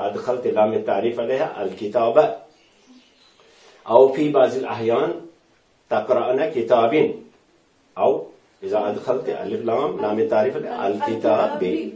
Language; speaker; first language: Arabic; non-native, fluent; Urdu